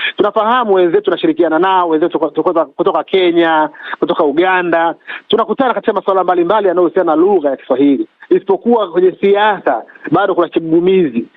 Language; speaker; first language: Swahili; native; Swahili